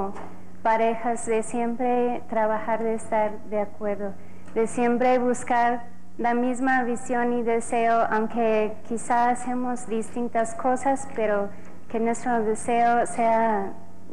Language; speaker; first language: Spanish; non-native, fluent; English